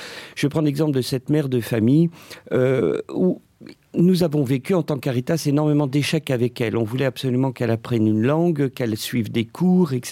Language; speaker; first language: French; non-native, local second language; Luxembourgish